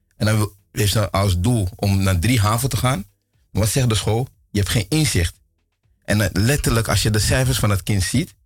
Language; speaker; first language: Dutch; early bilingual, other home language; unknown